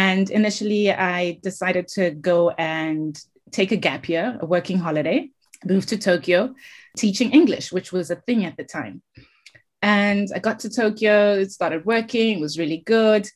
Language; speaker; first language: English; non-native, local second language; Shona